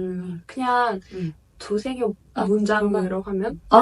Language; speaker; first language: Korean; non-native, fluent; Azerbaijani